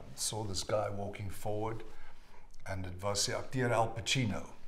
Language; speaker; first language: English; non-native, local second language; Afrikaans